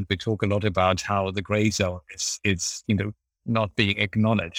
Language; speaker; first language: English; non-native, fluent; German